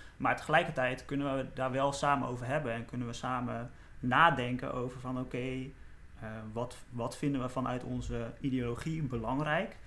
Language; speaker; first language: Dutch; native; Dutch